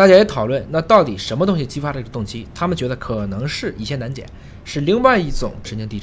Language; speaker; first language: Chinese; native; Chinese